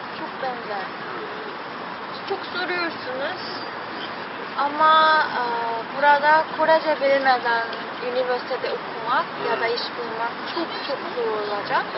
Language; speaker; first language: Turkish; non-native, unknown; Korean